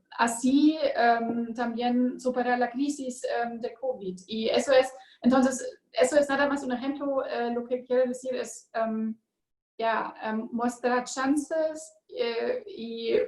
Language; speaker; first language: Spanish; non-native, learner; German